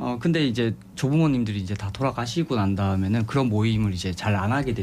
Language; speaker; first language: Korean; native; Korean